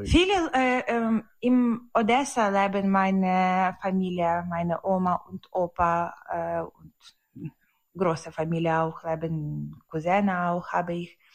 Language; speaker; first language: German; non-native, learner; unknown